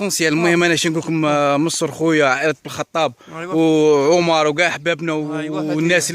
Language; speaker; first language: Arabic; native; Arabic